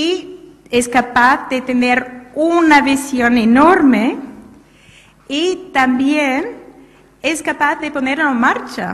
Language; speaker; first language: Spanish; non-native, fluent; English